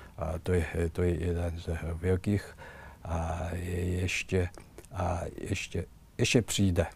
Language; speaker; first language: Czech; non-native, fluent; Chinese